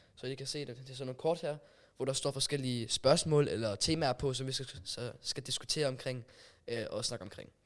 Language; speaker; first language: Danish; non-native, local second language; German